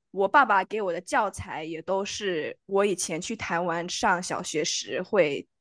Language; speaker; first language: Chinese; early bilingual, heritage; Chinese